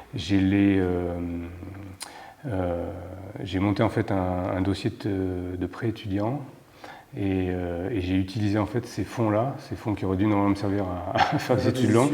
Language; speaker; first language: French; native; French